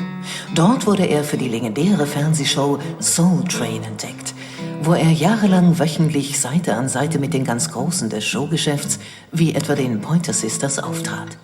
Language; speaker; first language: German; native; German